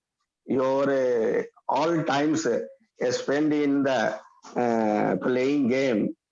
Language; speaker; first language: English; non-native, learner; Hindi